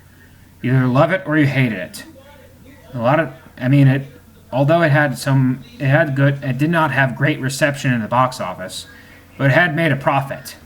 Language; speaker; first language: English; native; English